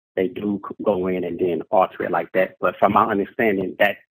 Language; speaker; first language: English; native; English